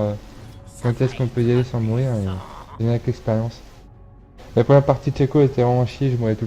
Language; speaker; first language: French; native; French